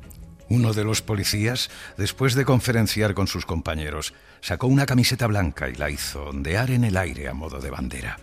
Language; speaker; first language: Spanish; native; Spanish